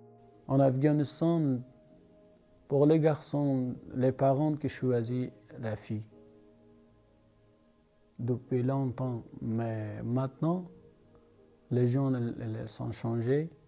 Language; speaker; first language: French; non-native, learner; Persian